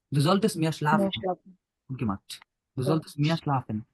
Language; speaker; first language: German; non-native, learner; Bangla